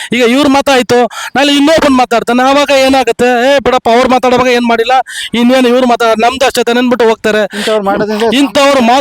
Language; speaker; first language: Kannada; native; Kannada